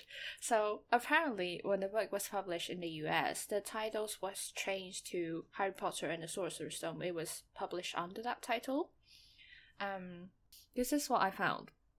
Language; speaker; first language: English; non-native, fluent; Chinese